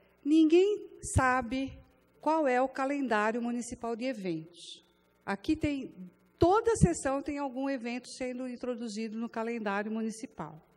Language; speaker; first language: Portuguese; native; Portuguese